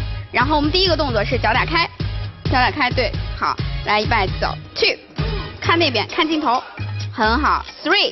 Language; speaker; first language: Chinese; native; Chinese